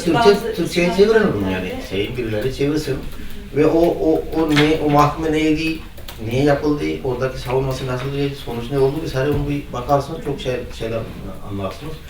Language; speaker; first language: Turkish; non-native, fluent; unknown